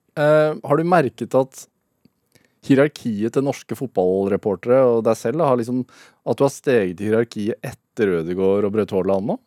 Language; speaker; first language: Norwegian; native; Norwegian